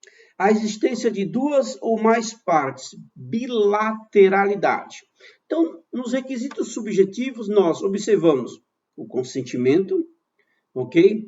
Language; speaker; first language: Portuguese; native; Portuguese